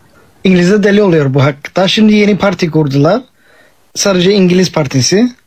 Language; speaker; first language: Turkish; early bilingual, heritage; English